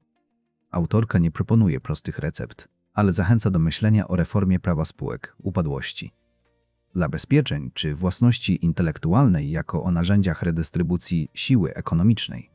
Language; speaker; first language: Polish; native; Polish